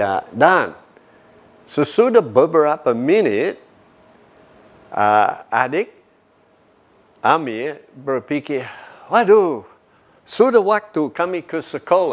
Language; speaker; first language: Indonesian; non-native, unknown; English